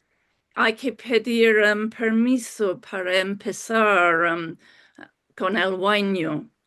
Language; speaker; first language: Spanish; non-native, fluent; English